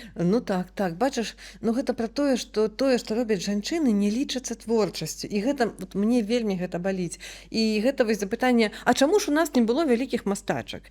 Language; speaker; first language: Belarusian; non-native, local second language; Russian